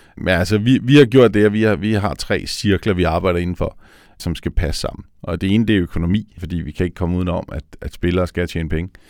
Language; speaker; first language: Danish; native; Danish